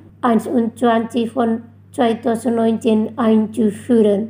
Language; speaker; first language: German; non-native, fluent; Indonesian